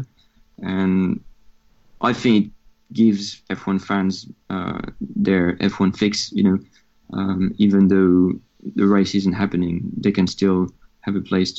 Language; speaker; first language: English; non-native, fluent; French